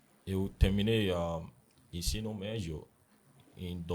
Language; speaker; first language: Portuguese; non-native, learner; Akan